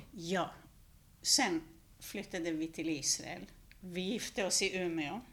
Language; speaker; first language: Swedish; non-native, fluent; Hungarian